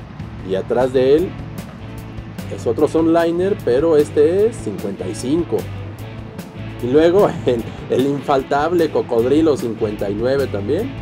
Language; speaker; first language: Spanish; native; Spanish